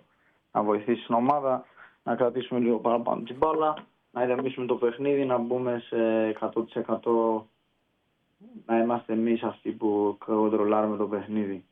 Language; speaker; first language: Greek; early bilingual, heritage; Greek